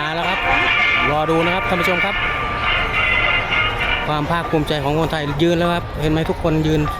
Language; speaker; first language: Thai; native; Thai